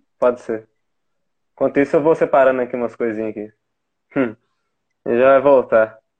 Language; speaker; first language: Portuguese; native; Portuguese